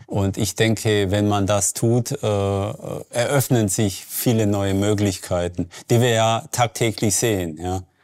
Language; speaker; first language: German; native; German